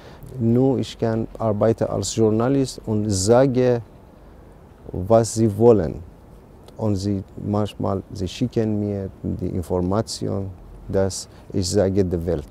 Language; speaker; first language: German; non-native, learner; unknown